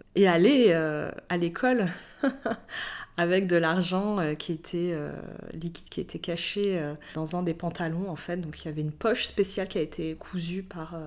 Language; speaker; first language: French; native; French